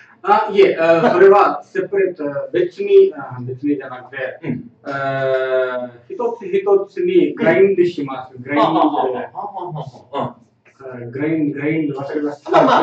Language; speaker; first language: Japanese; non-native, learner; Tamil